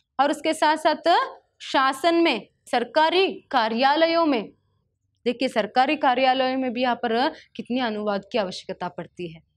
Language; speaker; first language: Hindi; non-native, local second language; Kannada